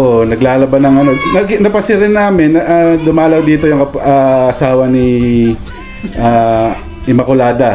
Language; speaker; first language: Filipino; non-native, local second language; Pampanga